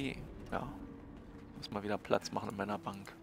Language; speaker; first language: German; native; German